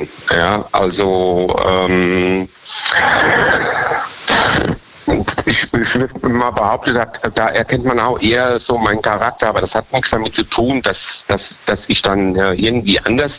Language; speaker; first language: German; native; German